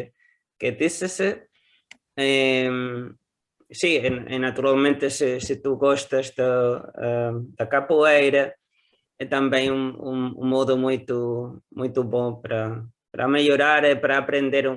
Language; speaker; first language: Portuguese; non-native, learner; Spanish